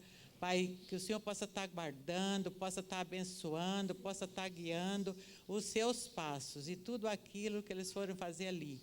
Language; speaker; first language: Portuguese; native; Portuguese